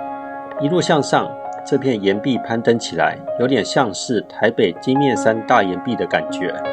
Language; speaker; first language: Chinese; native; Chinese